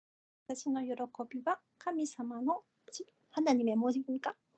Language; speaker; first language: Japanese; non-native, fluent; Korean